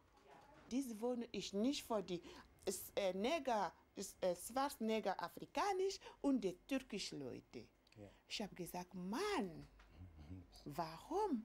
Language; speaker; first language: German; non-native, learner; French